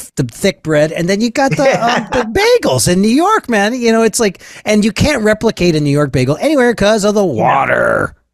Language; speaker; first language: English; native; English